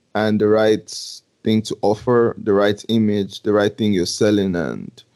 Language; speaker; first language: English; non-native, local second language; Yoruba